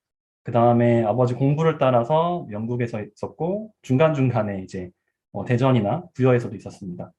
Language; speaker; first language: Korean; early bilingual, heritage; Korean